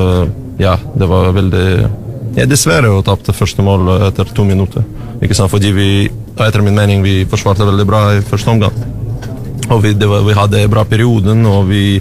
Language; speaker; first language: Norwegian; non-native, learner; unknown